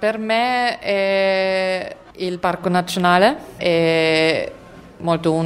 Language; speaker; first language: Italian; non-native, learner; German